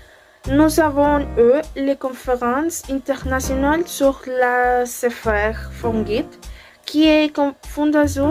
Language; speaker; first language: French; non-native, learner; Spanish